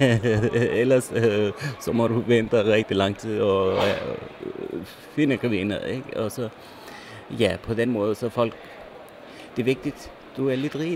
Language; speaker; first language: Danish; non-native, learner; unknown